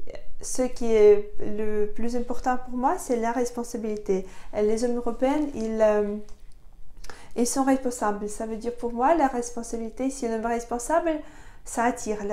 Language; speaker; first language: French; non-native, fluent; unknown